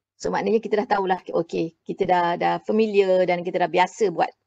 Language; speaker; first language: Malay; native; Malay